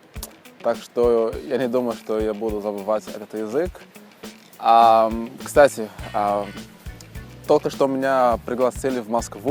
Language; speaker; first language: Russian; non-native, fluent; Portuguese